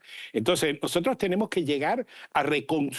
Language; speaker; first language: Spanish; native; Spanish